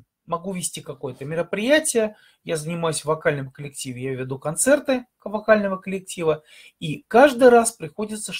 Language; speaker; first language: Russian; native; Russian